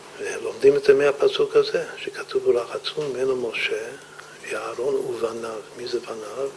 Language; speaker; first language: Hebrew; non-native, fluent; English